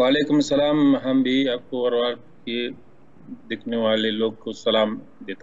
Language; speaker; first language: Hindi; non-native, learner; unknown